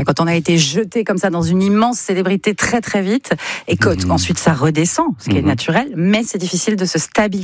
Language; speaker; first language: French; native; French